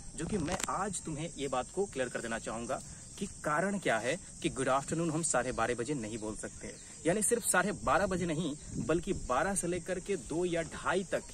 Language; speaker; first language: Hindi; native; Hindi